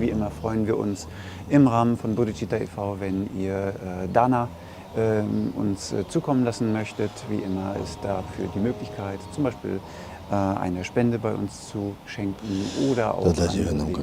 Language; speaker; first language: German; native; German